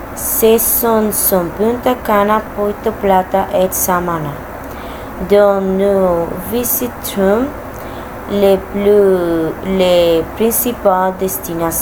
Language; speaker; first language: French; non-native, learner; Spanish